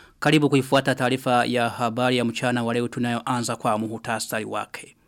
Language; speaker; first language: Swahili; non-native, local second language; Rundi